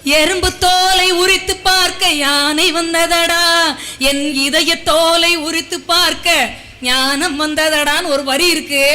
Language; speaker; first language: Tamil; native; Tamil